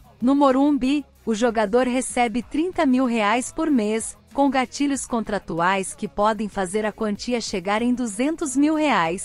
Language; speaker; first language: Portuguese; native; Portuguese